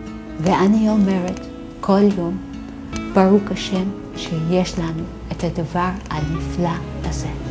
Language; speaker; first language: Hebrew; non-native, fluent; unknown